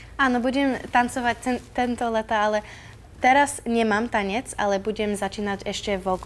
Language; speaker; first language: Slovak; early bilingual, heritage; Slovak